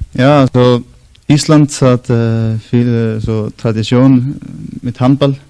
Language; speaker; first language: German; non-native, learner; Icelandic